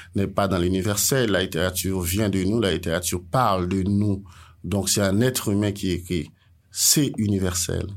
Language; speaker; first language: French; non-native, local second language; Haitian Creole